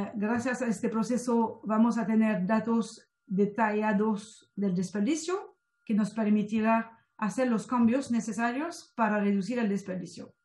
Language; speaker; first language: Spanish; non-native, fluent; French